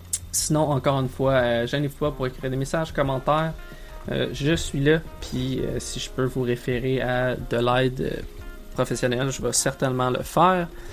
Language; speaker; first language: French; native; French